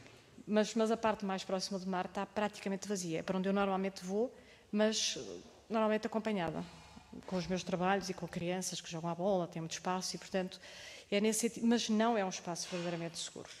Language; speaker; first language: Portuguese; native; Portuguese